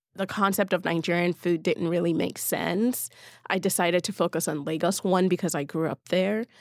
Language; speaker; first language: English; non-native, local second language; Yoruba